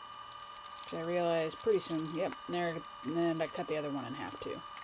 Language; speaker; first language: English; native; English